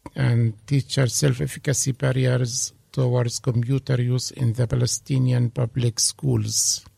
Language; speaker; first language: English; non-native, fluent; Arabic